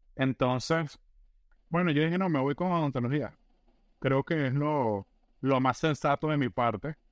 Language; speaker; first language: Spanish; native; Spanish